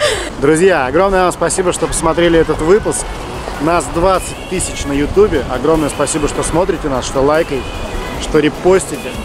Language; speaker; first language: Russian; native; Russian